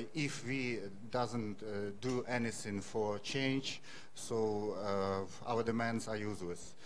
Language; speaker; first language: English; non-native, fluent; Ukrainian